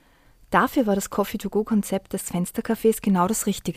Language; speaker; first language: German; native; German